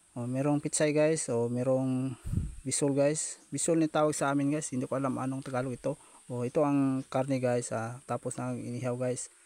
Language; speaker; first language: Filipino; non-native, local second language; Cebuano